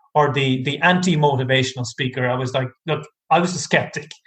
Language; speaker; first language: English; native; English